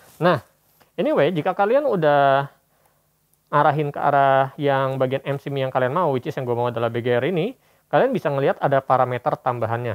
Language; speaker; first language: Indonesian; native; Indonesian